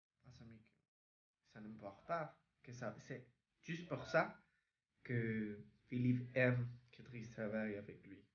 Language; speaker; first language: French; non-native, learner; Spanish